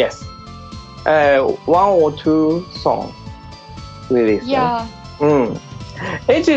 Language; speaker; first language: English; non-native, learner; Japanese